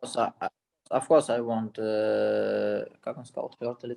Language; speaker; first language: English; non-native, learner; Russian